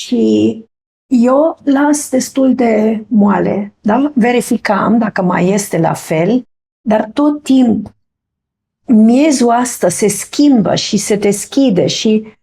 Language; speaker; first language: Romanian; non-native, fluent; German